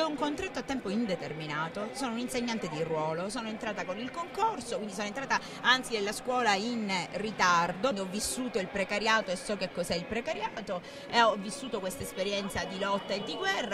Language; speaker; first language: Italian; native; Italian